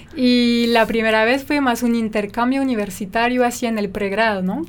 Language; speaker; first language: Spanish; non-native, fluent; French